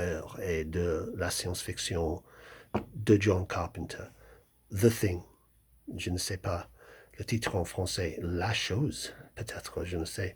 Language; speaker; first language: French; non-native, fluent; English